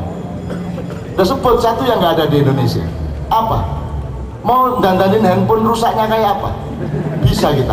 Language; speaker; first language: Indonesian; non-native, local second language; Javanese